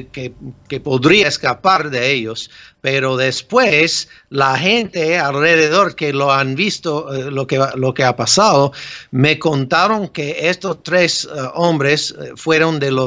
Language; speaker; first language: Spanish; non-native, fluent; English